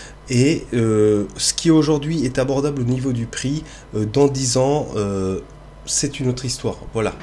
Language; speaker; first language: French; native; French